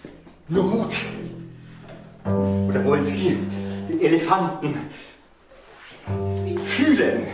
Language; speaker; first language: German; native; German